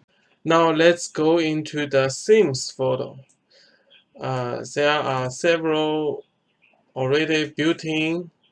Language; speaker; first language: English; non-native, fluent; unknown